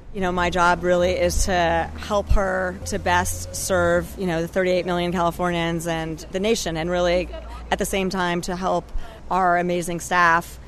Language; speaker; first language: English; native; English